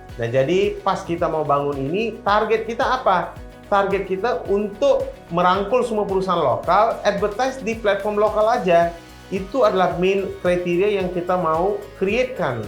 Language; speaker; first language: Indonesian; non-native, fluent; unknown